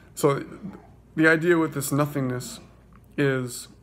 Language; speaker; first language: English; native; English